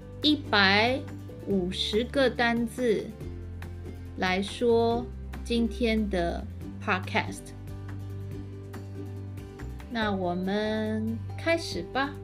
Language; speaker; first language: Chinese; early bilingual, heritage; Chinese